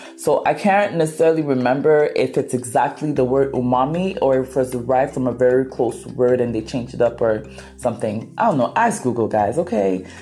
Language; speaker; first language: English; non-native, local second language; Akan